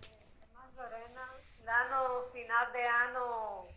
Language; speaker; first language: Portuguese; non-native, learner; Spanish